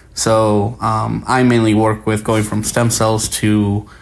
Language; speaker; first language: English; early bilingual, other home language; Spanish